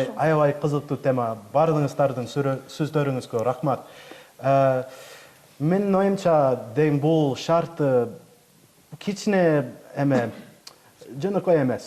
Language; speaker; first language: Kyrgyz; non-native, learner; English